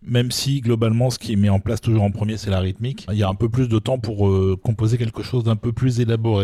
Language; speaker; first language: French; native; French